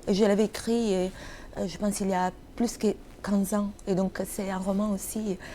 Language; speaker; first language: French; non-native, fluent; Italian